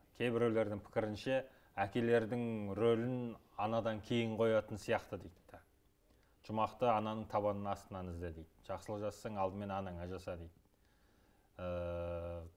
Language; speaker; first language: Kazakh; native; Kazakh